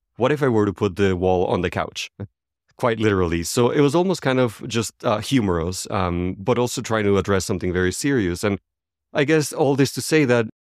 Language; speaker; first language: English; non-native, fluent; Spanish